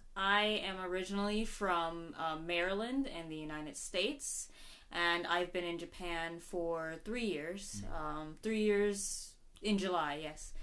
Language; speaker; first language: English; native; English